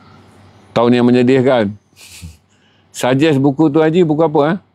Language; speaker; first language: Malay; native; Malay